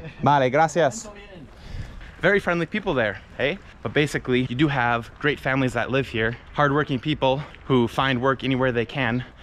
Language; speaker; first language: English; native; English